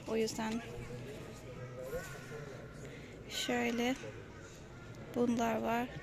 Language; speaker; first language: Turkish; non-native, learner; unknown